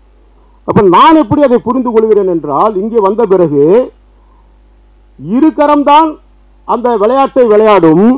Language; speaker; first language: Tamil; native; Tamil